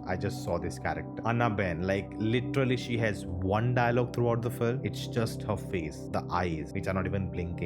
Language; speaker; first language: English; non-native, local second language; Hindi